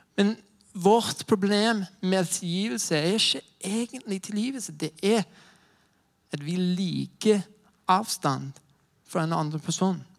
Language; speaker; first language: Norwegian; non-native, fluent; English